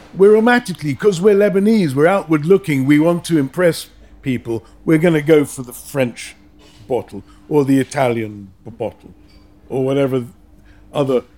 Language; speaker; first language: English; native; English